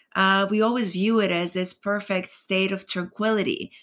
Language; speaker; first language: English; non-native, fluent; Greek